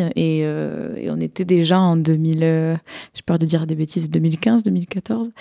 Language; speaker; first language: French; native; French